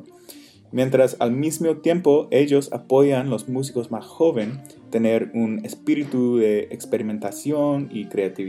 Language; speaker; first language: Spanish; non-native, fluent; English